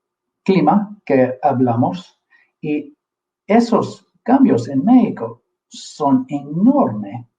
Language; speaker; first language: Spanish; non-native, fluent; English